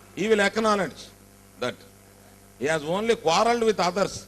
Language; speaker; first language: English; non-native, local second language; Telugu